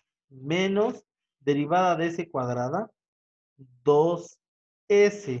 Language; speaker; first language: Spanish; native; Spanish